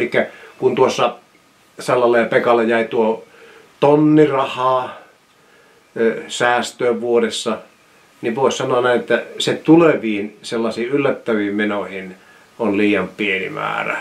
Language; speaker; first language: Finnish; native; Finnish